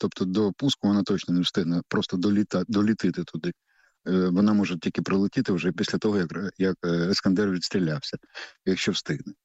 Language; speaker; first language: Ukrainian; native; Ukrainian